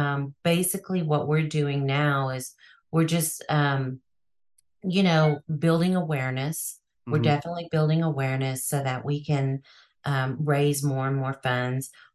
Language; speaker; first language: English; native; English